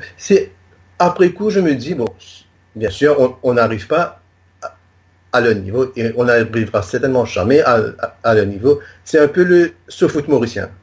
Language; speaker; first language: French; non-native, local second language; Morisyen